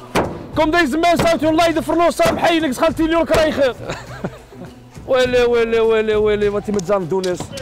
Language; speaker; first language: Dutch; native; Dutch